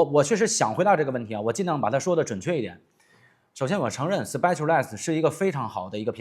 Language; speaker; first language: Chinese; native; Chinese